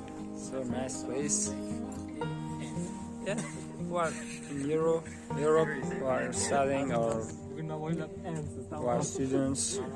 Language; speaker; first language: English; non-native, learner; Uzbek